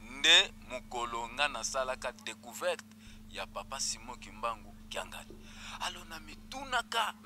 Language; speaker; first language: Lingala; non-native, local second language; Kongo